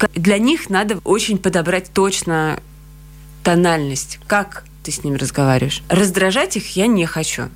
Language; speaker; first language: Russian; native; Russian